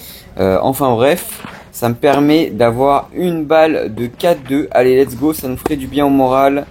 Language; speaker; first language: French; native; French